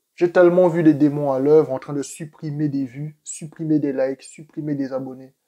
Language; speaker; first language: French; native; French